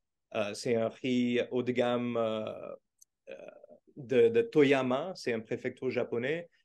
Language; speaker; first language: French; non-native, fluent; Portuguese